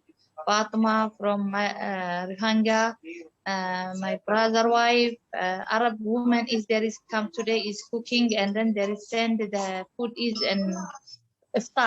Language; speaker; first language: English; non-native, learner; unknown